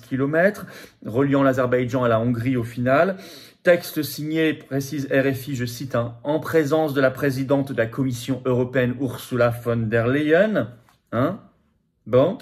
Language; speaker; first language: French; native; French